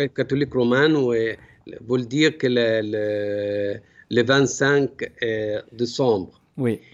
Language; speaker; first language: French; non-native, learner; Arabic